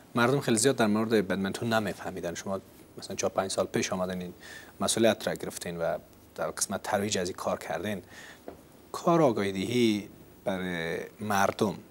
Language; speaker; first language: Persian; native; Persian